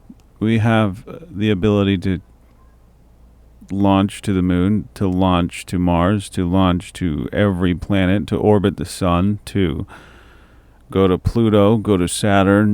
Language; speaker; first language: English; native; English